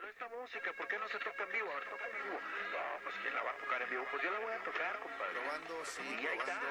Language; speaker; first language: Spanish; native; Spanish